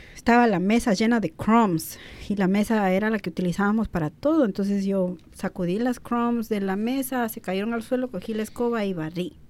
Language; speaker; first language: Spanish; early bilingual, other home language; English